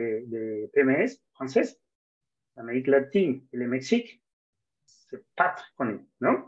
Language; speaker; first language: French; non-native, fluent; Spanish